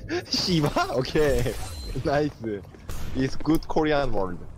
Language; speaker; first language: English; non-native, learner; Korean